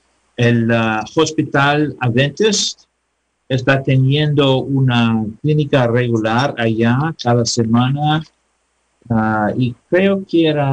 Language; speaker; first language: Spanish; non-native, learner; English